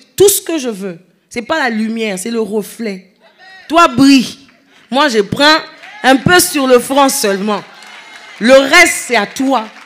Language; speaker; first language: French; non-native, local second language; Lingala